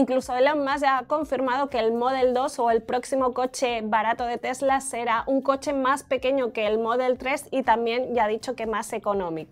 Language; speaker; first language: Spanish; native; Spanish